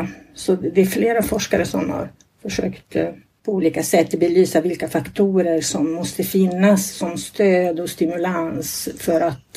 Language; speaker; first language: Swedish; non-native, fluent; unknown